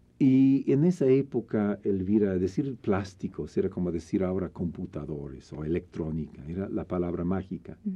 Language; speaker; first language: Spanish; non-native, fluent; English